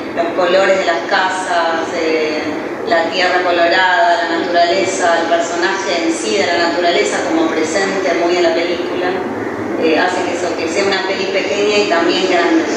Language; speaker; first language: Spanish; native; Spanish